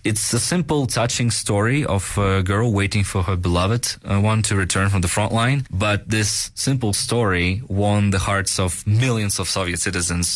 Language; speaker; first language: English; non-native, fluent; Russian